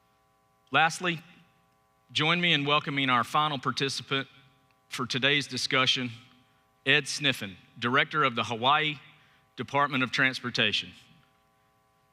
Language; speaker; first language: English; native; English